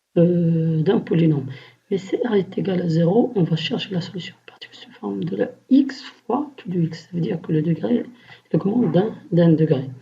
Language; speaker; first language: French; non-native, local second language; Arabic